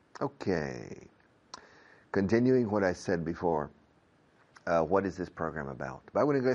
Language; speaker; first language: English; non-native, fluent; Spanish